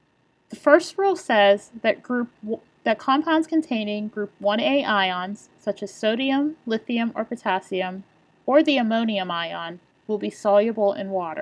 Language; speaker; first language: English; native; English